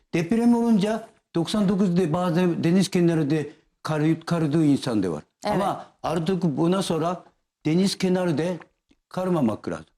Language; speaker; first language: Turkish; non-native, learner; Japanese